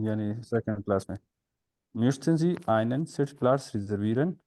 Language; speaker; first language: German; non-native, learner; Urdu